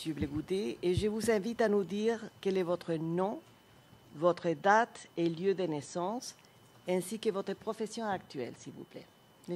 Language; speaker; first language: French; non-native, fluent; Spanish